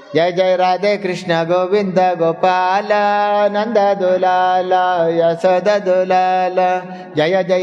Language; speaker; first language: Hindi; non-native, local second language; Kannada